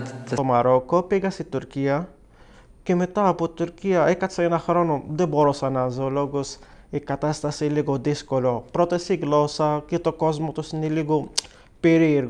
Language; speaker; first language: Greek; non-native, fluent; Arabic